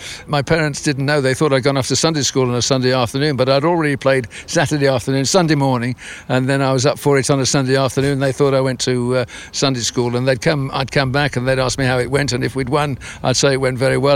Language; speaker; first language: English; native; English